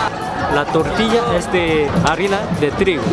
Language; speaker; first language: Spanish; non-native, fluent; Korean